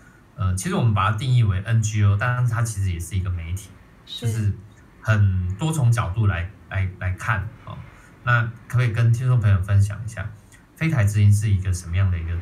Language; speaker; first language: Chinese; native; Chinese